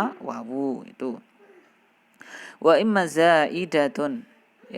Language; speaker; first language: Arabic; non-native, fluent; Indonesian